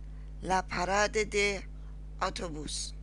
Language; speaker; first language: Spanish; non-native, learner; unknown